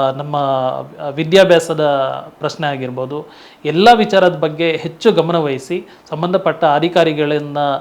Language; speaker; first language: Kannada; non-native, local second language; Tulu